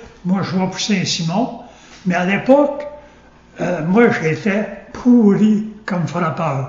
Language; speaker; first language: French; native; French